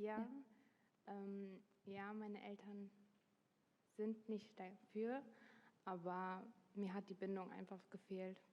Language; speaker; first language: German; early bilingual, other home language; Turkish